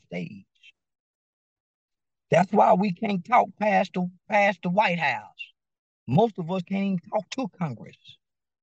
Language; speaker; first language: English; native; English